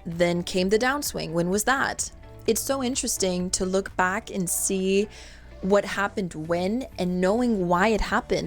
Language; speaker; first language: English; non-native, fluent; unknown